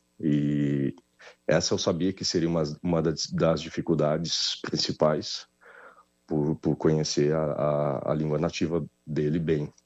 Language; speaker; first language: Portuguese; native; Portuguese